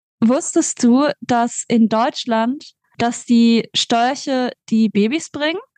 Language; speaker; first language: German; native; German